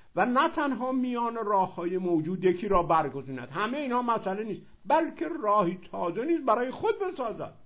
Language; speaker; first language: Persian; native; Persian